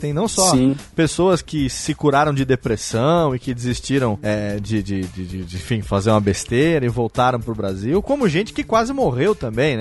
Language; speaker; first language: Portuguese; native; Portuguese